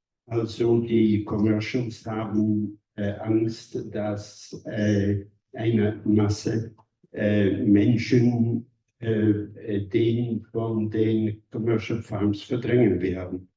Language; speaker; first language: German; non-native, fluent; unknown